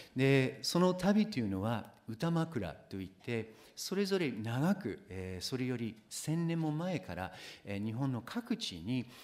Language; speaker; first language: Japanese; non-native, fluent; English